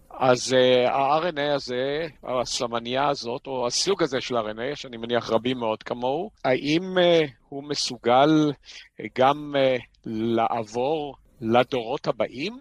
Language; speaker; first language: Hebrew; native; Hebrew